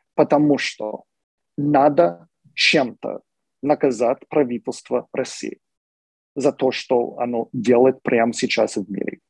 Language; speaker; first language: Russian; non-native, fluent; English